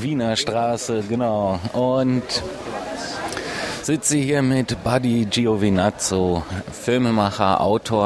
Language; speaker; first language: German; native; German